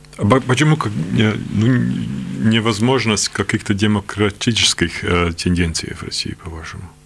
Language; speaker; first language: Russian; non-native, local second language; Latvian